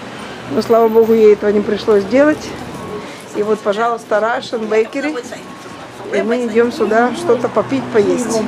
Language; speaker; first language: Russian; native; Russian